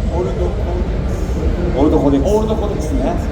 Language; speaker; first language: Japanese; native; Japanese